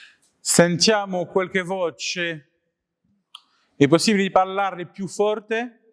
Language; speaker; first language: Italian; non-native, learner; French